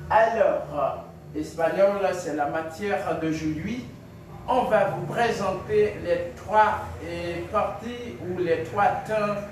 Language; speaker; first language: French; non-native, local second language; Haitian Creole